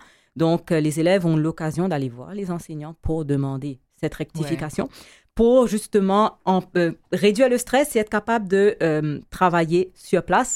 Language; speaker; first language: French; native; French